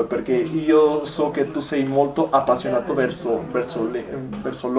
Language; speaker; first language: Italian; non-native, fluent; Spanish